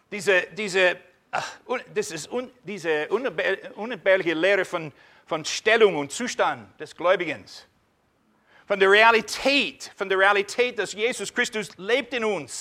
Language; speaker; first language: German; non-native, fluent; English